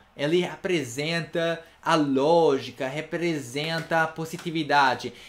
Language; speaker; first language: Portuguese; non-native, fluent; Italian